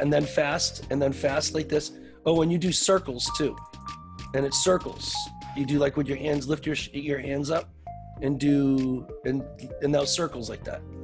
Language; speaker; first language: English; native; English